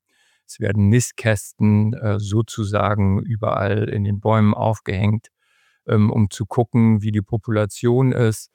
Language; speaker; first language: German; native; German